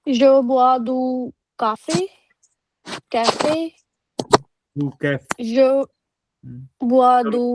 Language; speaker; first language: French; non-native, learner; Punjabi